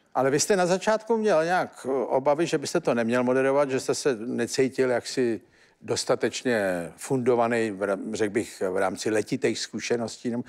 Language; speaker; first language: Czech; native; Czech